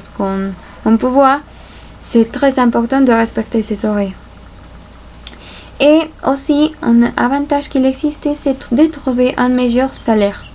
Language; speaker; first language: French; non-native, fluent; Spanish